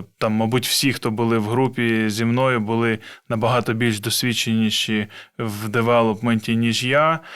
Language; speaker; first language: Ukrainian; non-native, local second language; Russian